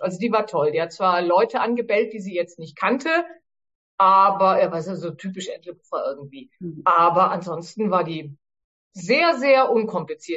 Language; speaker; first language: German; native; German